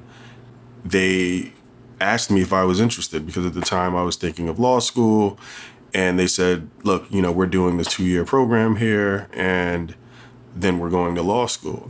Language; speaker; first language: English; native; English